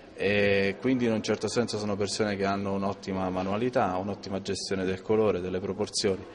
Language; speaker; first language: Italian; native; Italian